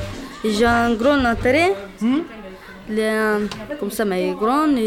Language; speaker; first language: French; non-native, learner; Romanian